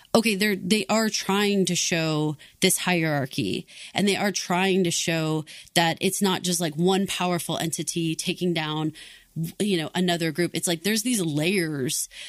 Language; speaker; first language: English; native; English